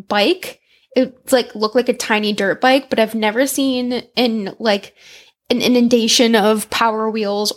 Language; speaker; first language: English; native; English